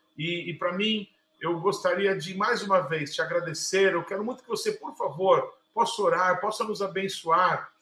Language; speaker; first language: Portuguese; native; Portuguese